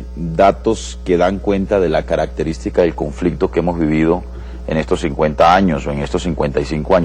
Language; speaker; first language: Spanish; native; Spanish